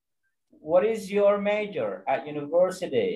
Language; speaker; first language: English; non-native, fluent; Indonesian